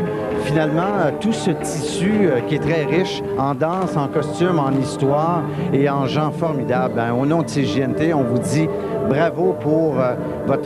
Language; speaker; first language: French; native; French